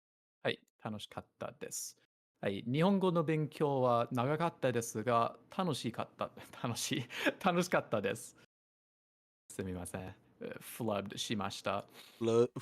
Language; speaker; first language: Japanese; non-native, learner; English